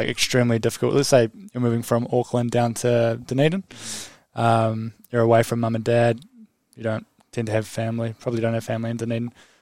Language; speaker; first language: English; native; English